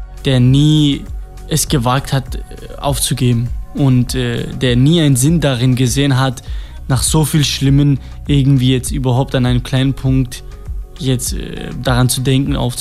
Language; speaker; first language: German; non-native, fluent; Kurdish